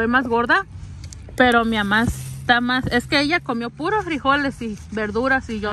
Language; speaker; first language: Spanish; early bilingual, heritage; Spanish